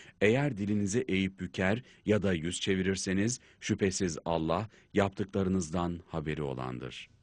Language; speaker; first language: Turkish; native; Turkish